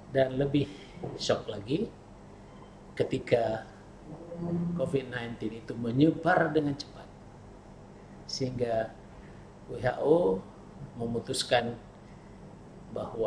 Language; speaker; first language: Indonesian; native; Indonesian